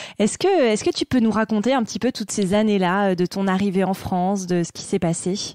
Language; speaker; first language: French; native; French